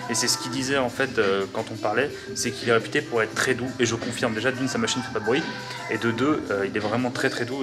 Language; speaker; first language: French; native; French